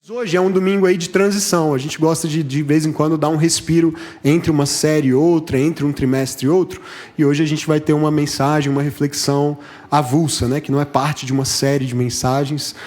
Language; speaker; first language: Portuguese; native; Portuguese